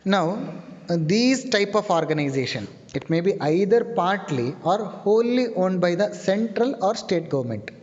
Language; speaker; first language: English; non-native, local second language; Kannada